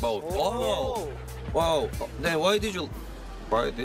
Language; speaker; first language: English; non-native, learner; Korean